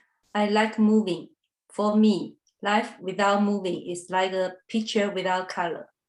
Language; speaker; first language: English; non-native, learner; Chinese